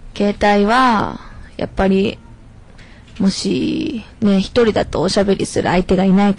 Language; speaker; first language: Japanese; non-native, learner; Chinese